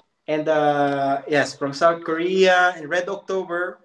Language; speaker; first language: English; non-native, local second language; Filipino